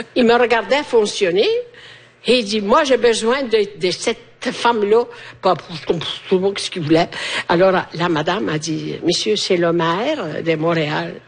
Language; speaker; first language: French; non-native, fluent; Italian